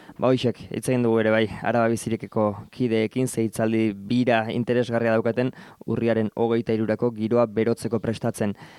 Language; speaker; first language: Basque; native; Basque